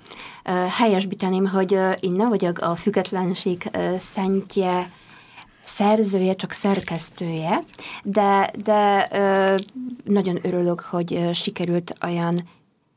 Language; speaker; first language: Hungarian; non-native, fluent; Polish